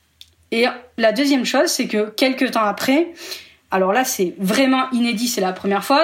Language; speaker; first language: French; native; French